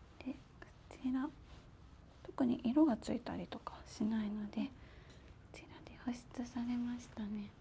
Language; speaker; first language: Japanese; native; Japanese